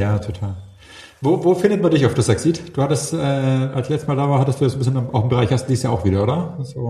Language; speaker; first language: German; native; German